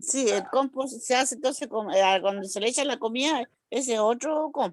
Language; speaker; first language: Spanish; native; Spanish